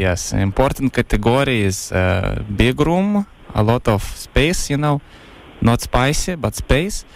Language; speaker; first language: English; non-native, learner; Lithuanian